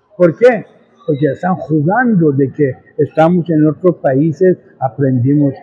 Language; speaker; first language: Spanish; non-native, fluent; Persian